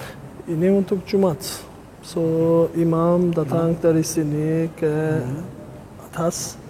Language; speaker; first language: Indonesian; non-native, learner; Turkish